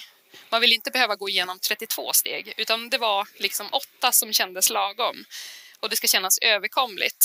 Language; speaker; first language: Swedish; native; Swedish